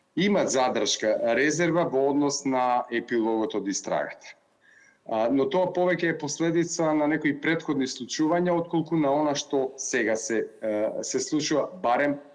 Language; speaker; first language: Macedonian; native; Macedonian